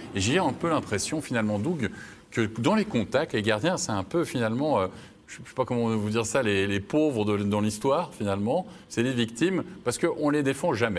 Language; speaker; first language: French; native; French